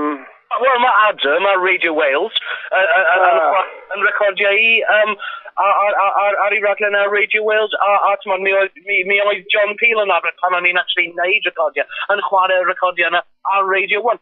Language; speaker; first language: Welsh; non-native, local second language; English